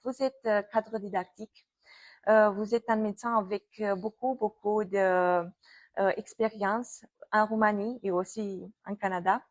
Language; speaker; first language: French; non-native, fluent; Romanian